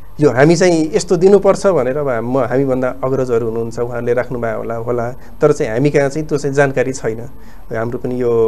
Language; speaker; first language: Nepali; native; Nepali